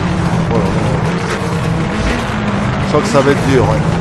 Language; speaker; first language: French; native; French